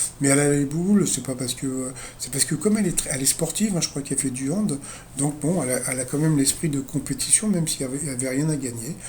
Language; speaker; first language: French; native; French